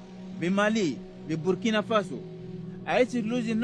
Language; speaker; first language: Russian; non-native, learner; Arabic